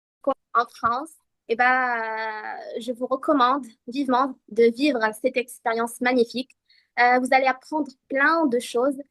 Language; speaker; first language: French; non-native, fluent; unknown